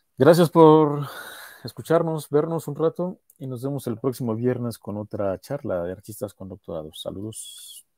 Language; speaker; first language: Spanish; native; Spanish